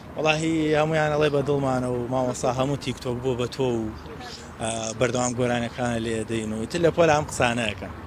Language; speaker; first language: Central Kurdish; non-native, local second language; Gurani